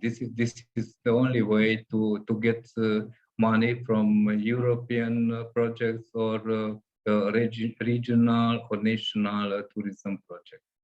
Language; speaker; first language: English; non-native, fluent; Hungarian